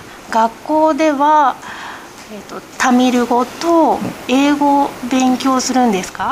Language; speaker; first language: Japanese; native; Japanese